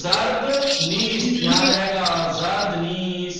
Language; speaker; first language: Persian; non-native, fluent; Urdu